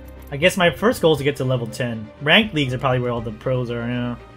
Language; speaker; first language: English; native; English